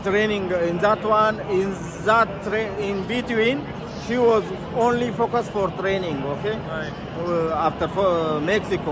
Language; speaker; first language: English; non-native, learner; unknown